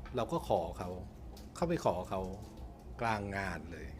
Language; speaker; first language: Thai; native; Thai